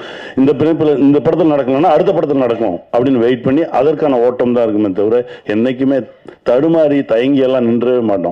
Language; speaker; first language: Tamil; native; Tamil